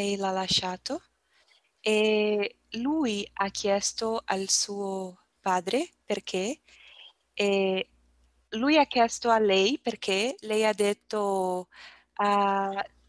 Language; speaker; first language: Italian; non-native, learner; Portuguese